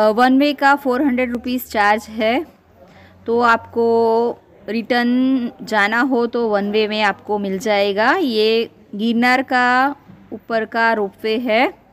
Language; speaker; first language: Hindi; non-native, local second language; Gujarati